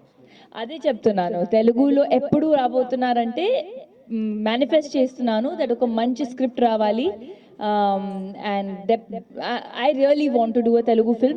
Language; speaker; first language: Telugu; non-native, fluent; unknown